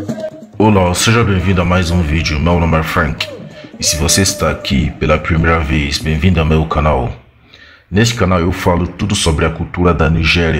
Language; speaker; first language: Portuguese; non-native, fluent; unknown